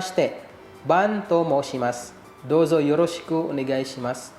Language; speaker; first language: Japanese; non-native, fluent; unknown